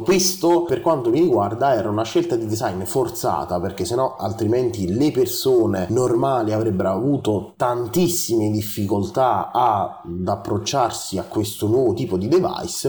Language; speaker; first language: Italian; native; Italian